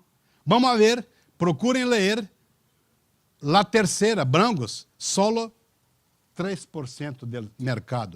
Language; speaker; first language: Spanish; non-native, learner; Portuguese